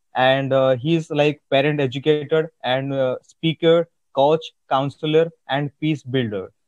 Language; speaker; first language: English; non-native, local second language; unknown